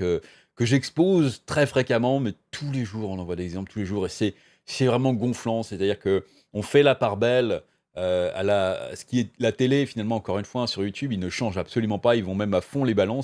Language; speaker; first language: French; native; French